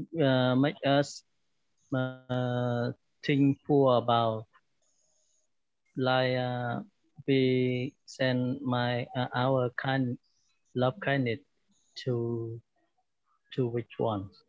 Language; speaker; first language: English; non-native, learner; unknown